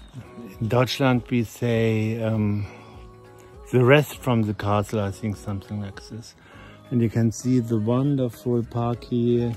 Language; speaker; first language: English; non-native, learner; German